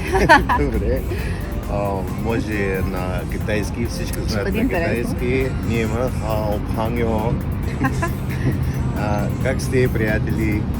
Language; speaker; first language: Bulgarian; non-native, learner; Arabic